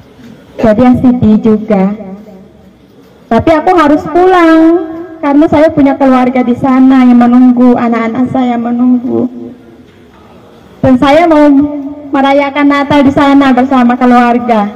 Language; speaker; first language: Indonesian; non-native, fluent; Filipino